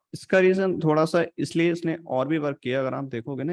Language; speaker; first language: Hindi; native; Hindi